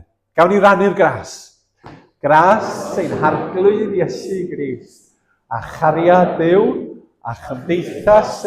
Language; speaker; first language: Welsh; native; Welsh